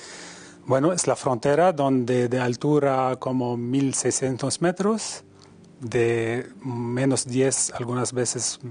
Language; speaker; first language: Spanish; non-native, fluent; Arabic